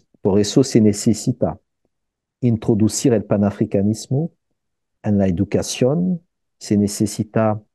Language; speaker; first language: Spanish; non-native, fluent; French